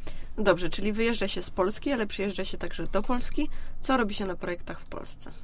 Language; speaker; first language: Polish; native; Polish